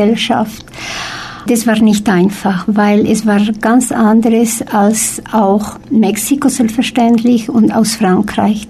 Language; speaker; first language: German; non-native, fluent; Spanish